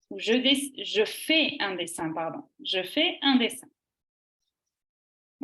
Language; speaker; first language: French; native; French